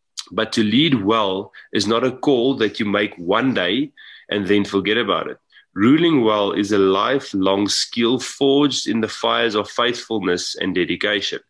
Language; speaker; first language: English; non-native, local second language; Afrikaans